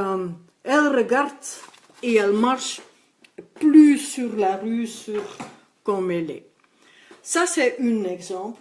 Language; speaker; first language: French; non-native, local second language; Dutch